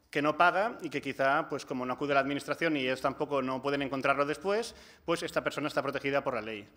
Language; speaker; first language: Spanish; non-native, local second language; Catalan